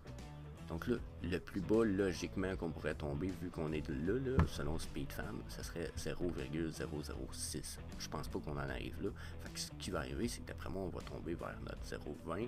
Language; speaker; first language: French; native; French